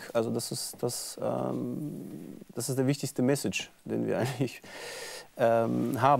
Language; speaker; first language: German; non-native, fluent; Russian